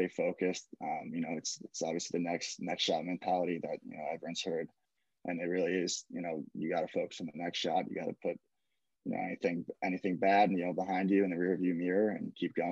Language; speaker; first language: English; native; English